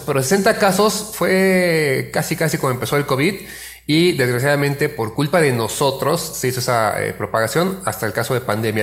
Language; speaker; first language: Spanish; native; Spanish